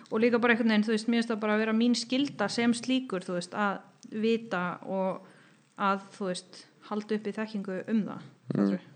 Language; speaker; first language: Icelandic; non-native, fluent; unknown